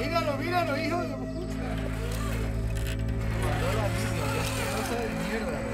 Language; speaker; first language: Spanish; native; Spanish